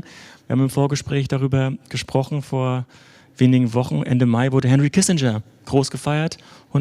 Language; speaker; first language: German; native; German